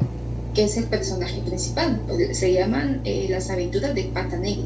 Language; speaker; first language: Spanish; native; Spanish